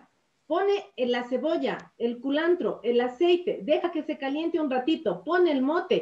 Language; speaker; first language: Spanish; native; Spanish